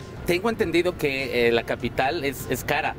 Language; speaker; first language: Spanish; native; Spanish